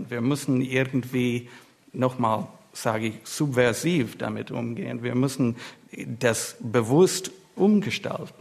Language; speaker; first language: German; non-native, fluent; English